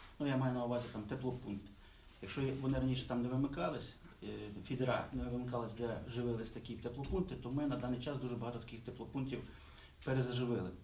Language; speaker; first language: Ukrainian; native; Ukrainian